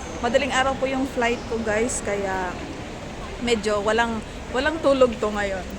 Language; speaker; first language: Filipino; non-native, local second language; Cebuano